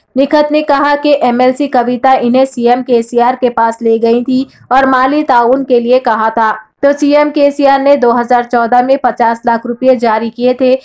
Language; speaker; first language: Urdu; native; Urdu